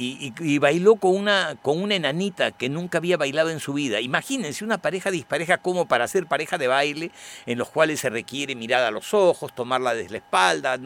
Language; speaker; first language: Spanish; native; Spanish